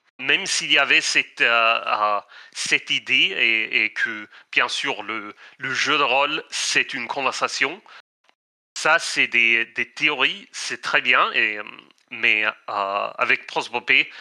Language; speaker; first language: French; non-native, fluent; Swedish